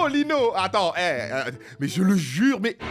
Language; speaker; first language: French; native; French